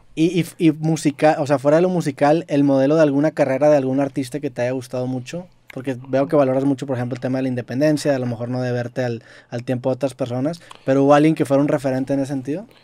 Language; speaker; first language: Spanish; native; Spanish